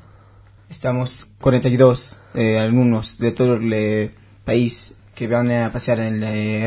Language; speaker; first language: Spanish; non-native, learner; Hebrew